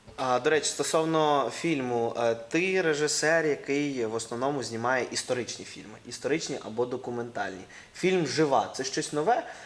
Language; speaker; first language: Ukrainian; native; Ukrainian